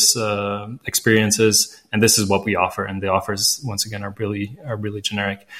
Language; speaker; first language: English; non-native, fluent; Latvian